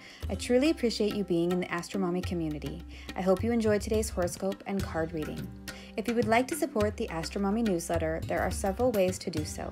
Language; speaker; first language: English; native; English